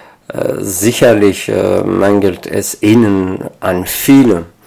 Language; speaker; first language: German; non-native, fluent; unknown